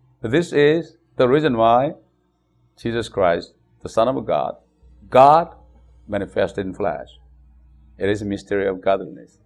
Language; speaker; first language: English; non-native, fluent; Korean